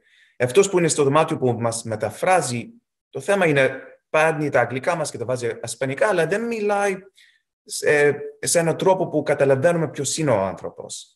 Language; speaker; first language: Greek; early bilingual, heritage; Greek